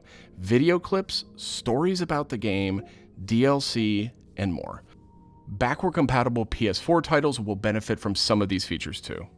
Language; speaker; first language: English; native; English